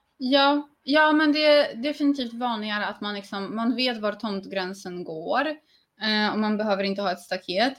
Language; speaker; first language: Swedish; early bilingual, other home language; Polish